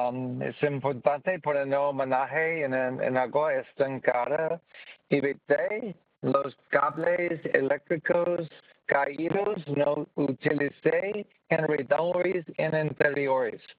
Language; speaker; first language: Spanish; non-native, learner; English